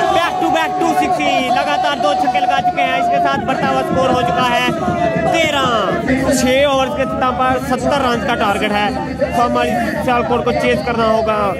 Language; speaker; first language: Urdu; non-native, local second language; Punjabi